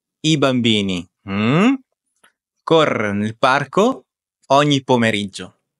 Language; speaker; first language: Italian; non-native, fluent; Spanish